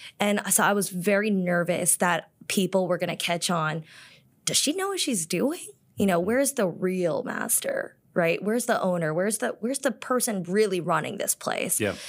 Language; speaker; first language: English; early bilingual, other home language; Korean